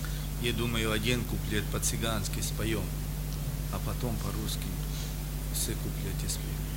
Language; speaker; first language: Russian; non-native, local second language; Romany